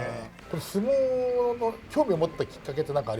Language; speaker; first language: Japanese; native; Japanese